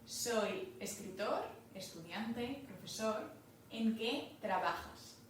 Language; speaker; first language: Spanish; non-native, learner; English